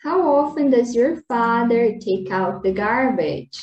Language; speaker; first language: English; non-native, fluent; Portuguese